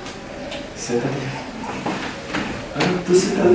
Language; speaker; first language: Spanish; non-native, learner; Haitian Creole